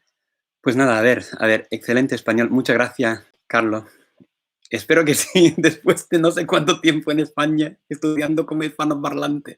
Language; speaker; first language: Spanish; non-native, fluent; English